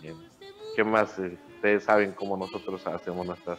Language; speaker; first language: Spanish; native; Spanish